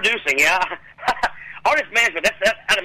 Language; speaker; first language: English; native; English